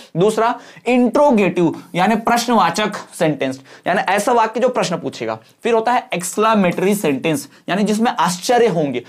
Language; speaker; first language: Hindi; non-native, local second language; Bhojpuri